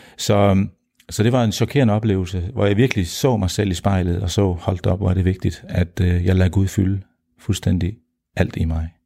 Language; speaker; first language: Danish; early bilingual, heritage; Danish